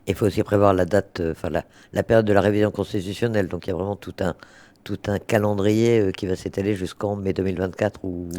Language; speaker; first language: French; native; French